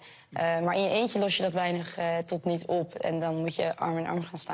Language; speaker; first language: Dutch; native; Dutch